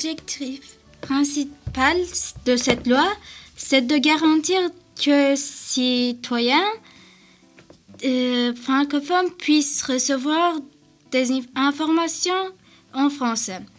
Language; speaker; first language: French; non-native, learner; Turkish